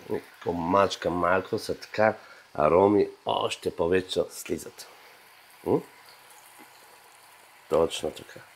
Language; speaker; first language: Bulgarian; non-native, fluent; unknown